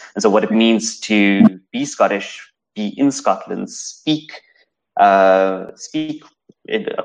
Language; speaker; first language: English; native; English